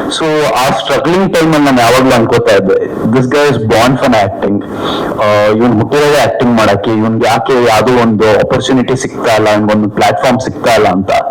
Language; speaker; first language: Kannada; native; Kannada